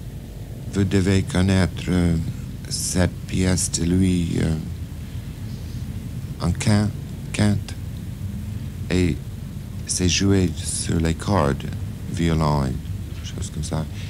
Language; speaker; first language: French; non-native, fluent; English